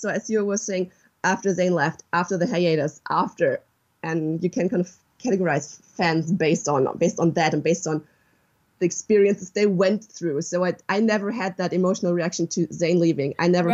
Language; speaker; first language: English; non-native, fluent; German